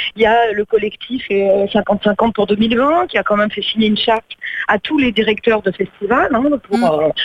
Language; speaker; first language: French; native; French